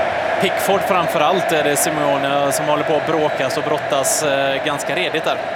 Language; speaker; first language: Swedish; native; Swedish